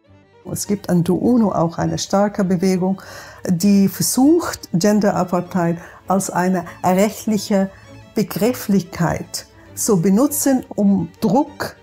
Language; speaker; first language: German; non-native, fluent; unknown